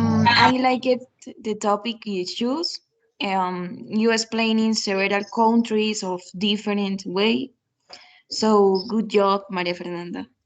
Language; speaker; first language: English; non-native, learner; Spanish